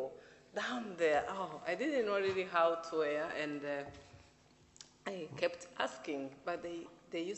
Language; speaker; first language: English; non-native, local second language; Kinyarwanda